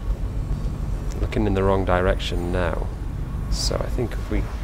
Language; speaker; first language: English; native; English